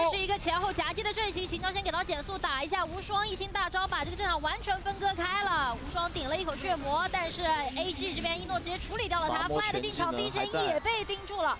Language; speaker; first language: Chinese; native; Chinese